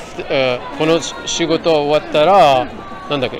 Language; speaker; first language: Japanese; non-native, learner; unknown